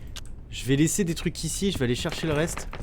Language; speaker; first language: French; native; French